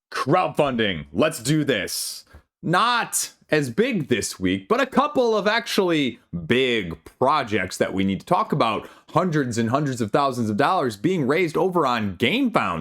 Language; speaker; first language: English; native; English